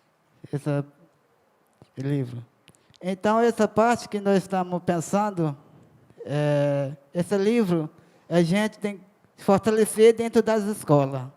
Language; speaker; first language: Portuguese; non-native, local second language; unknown